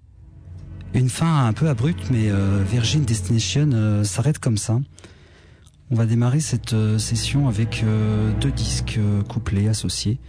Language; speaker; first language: French; native; French